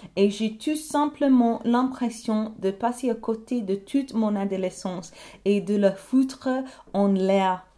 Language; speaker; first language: French; non-native, learner; English